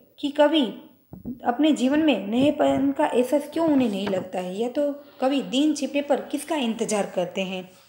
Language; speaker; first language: Hindi; non-native, local second language; Gujarati